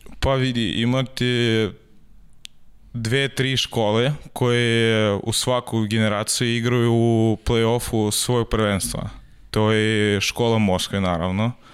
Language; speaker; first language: Serbian; non-native, learner; Russian